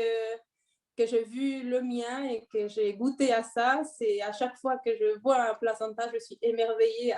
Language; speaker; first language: French; non-native, fluent; Spanish